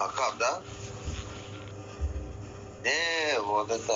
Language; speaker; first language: Russian; non-native, learner; Persian